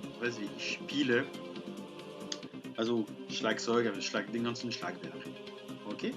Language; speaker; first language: German; non-native, fluent; French